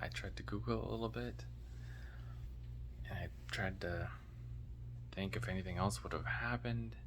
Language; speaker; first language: English; native; English